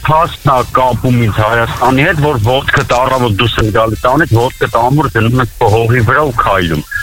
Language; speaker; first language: Armenian; native; Armenian